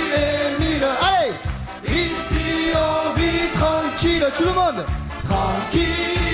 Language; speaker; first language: French; native; French